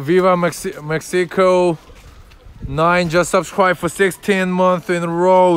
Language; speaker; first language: English; non-native, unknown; Korean